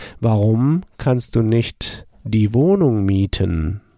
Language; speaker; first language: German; non-native, fluent; English